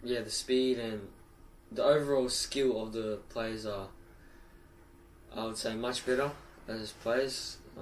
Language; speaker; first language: English; early bilingual, other home language; Japanese